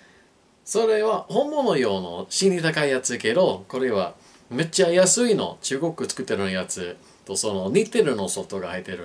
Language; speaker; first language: Japanese; non-native, learner; English